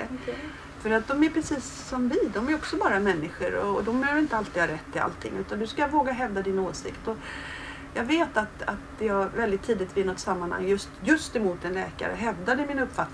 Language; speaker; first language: Swedish; native; Swedish